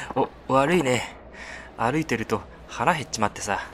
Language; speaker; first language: Japanese; non-native, fluent; Chinese